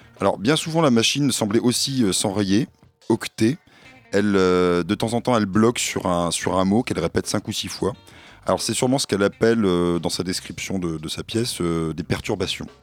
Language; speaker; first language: French; native; French